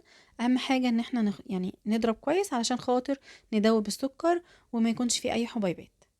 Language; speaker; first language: Arabic; native; Arabic